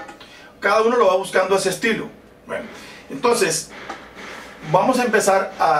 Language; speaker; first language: Spanish; native; Spanish